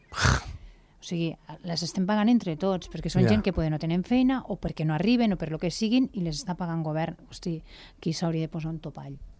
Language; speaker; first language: Catalan; non-native, local second language; Spanish